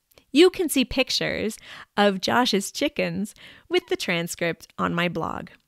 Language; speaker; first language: English; native; English